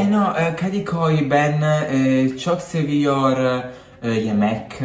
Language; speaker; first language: Turkish; non-native, learner; Italian